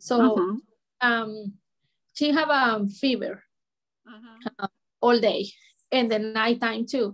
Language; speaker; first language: English; non-native, learner; Spanish